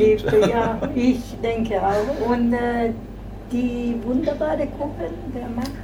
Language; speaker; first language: German; non-native, fluent; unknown